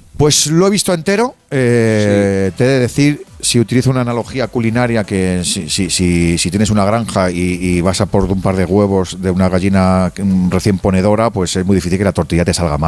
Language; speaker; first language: Spanish; native; Spanish